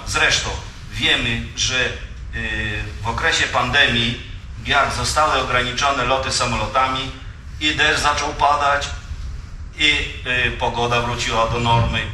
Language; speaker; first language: Polish; native; Polish